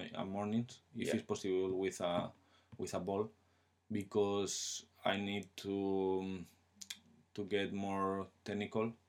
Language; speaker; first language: English; non-native, learner; Spanish